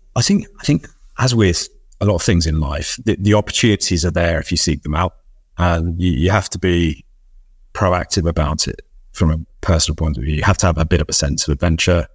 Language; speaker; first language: English; native; English